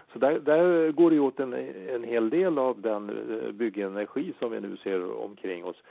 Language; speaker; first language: Swedish; native; Swedish